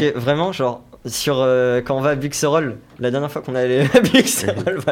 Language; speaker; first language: French; native; French